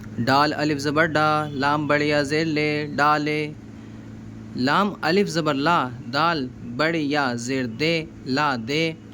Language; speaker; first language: Urdu; native; Urdu